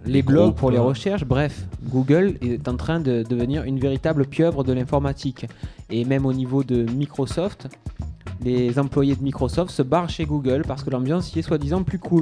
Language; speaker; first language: French; native; French